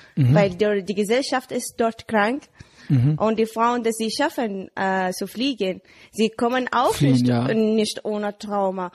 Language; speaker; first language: German; non-native, learner; Arabic